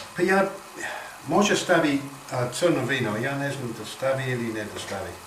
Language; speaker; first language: Bosnian; non-native, learner; English